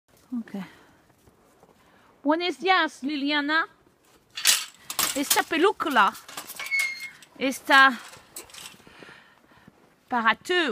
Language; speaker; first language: Spanish; non-native, learner; English